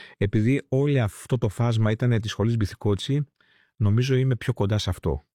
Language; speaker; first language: Greek; early bilingual, heritage; Greek